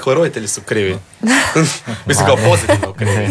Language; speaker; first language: Serbian; native; Serbian